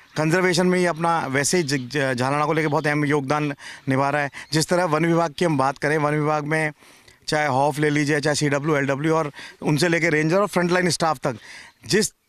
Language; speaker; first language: Hindi; native; Hindi